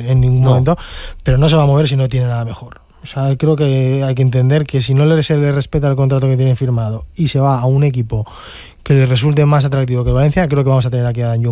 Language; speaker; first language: Spanish; native; Spanish